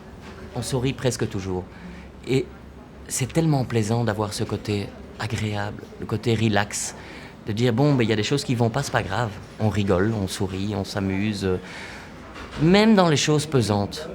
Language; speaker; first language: French; non-native, fluent; Portuguese